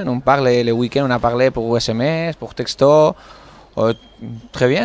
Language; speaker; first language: French; non-native, learner; Spanish